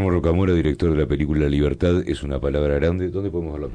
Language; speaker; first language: Spanish; native; Spanish